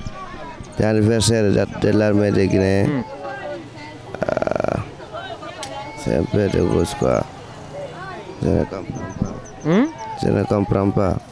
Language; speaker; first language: French; non-native, local second language; Fula